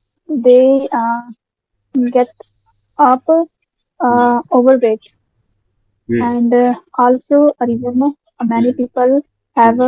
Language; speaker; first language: English; non-native, learner; Hindi